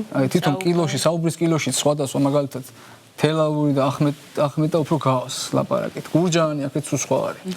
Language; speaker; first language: Georgian; native; Georgian